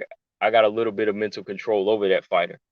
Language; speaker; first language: English; native; English